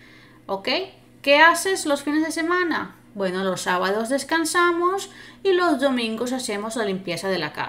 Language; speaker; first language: Spanish; non-native, fluent; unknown